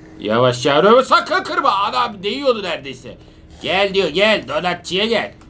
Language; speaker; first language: Turkish; native; Turkish